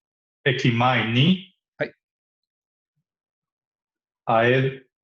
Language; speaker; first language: Japanese; non-native, learner; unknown